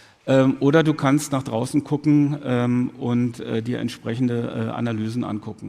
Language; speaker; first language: German; native; German